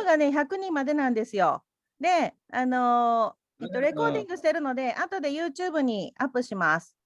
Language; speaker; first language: Japanese; non-native, fluent; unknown